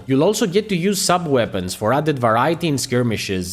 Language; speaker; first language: English; native; English